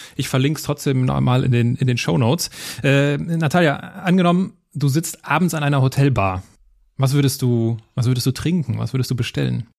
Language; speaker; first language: German; native; German